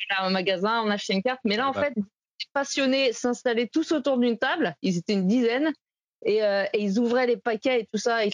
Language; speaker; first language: French; native; French